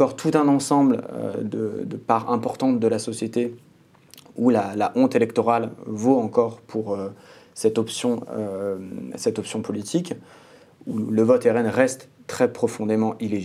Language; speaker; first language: French; native; French